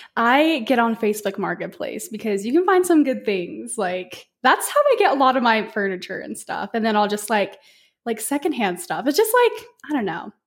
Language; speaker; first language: English; native; English